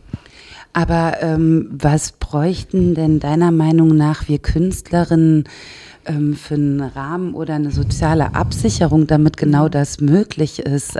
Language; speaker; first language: German; native; German